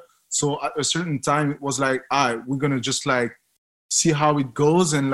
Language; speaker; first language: English; non-native, fluent; French